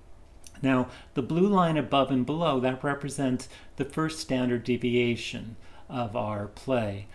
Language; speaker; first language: English; native; English